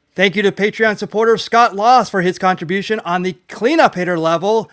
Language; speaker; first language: English; native; English